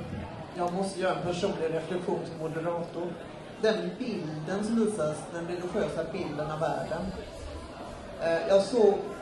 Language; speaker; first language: Swedish; native; Swedish